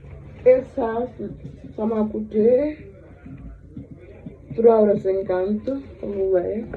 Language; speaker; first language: French; non-native, fluent; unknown